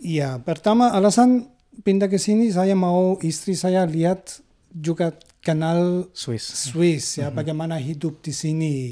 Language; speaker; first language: Indonesian; non-native, learner; German